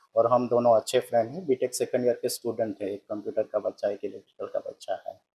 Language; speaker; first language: Hindi; non-native, local second language; Gujarati